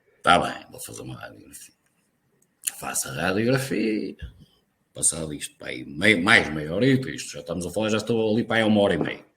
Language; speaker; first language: Portuguese; native; Portuguese